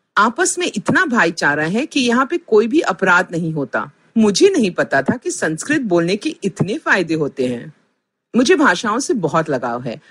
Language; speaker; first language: Hindi; non-native, local second language; Punjabi